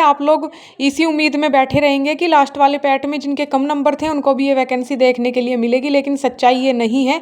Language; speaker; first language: Hindi; native; Hindi